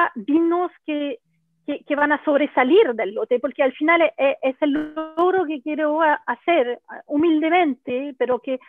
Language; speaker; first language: Spanish; non-native, fluent; French